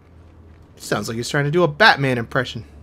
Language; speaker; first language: English; native; English